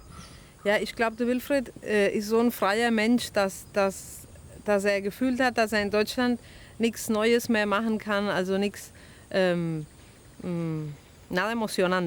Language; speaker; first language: German; early bilingual, heritage; German